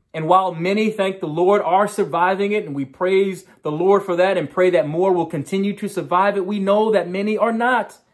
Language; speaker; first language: English; native; English